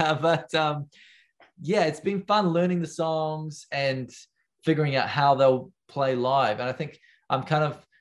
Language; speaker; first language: English; native; English